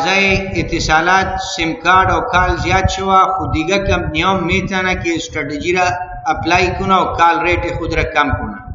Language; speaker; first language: Persian; non-native, local second language; Pashto